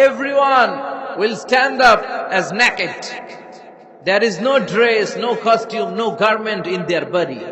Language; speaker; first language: English; non-native, local second language; Bangla